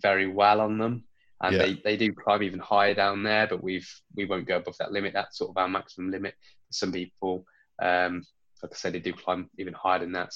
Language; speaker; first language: English; native; English